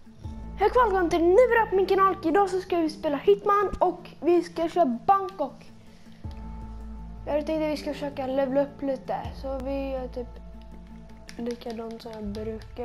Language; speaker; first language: Swedish; native; Swedish